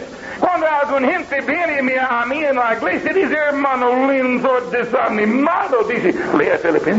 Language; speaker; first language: Spanish; non-native, learner; English